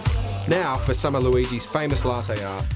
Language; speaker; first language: English; native; English